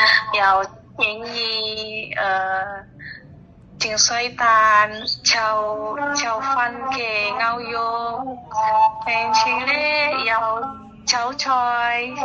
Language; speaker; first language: Cantonese; non-native, learner; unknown